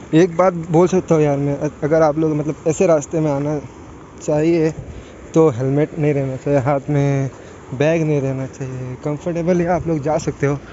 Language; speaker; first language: Hindi; non-native, local second language; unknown